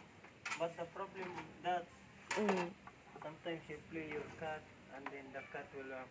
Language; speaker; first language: English; non-native, local second language; Cebuano